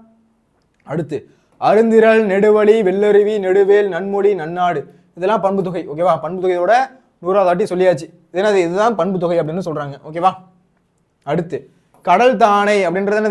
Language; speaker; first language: Tamil; native; Tamil